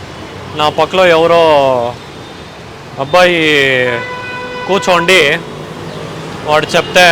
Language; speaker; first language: Telugu; non-native, learner; Kannada